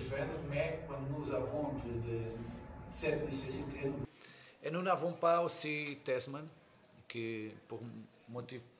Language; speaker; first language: French; non-native, learner; Portuguese